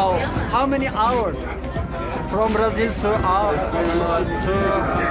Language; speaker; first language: English; non-native, learner; Turkish